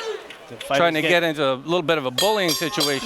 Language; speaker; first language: English; native; English